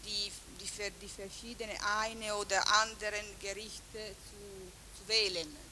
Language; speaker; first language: German; non-native, fluent; Italian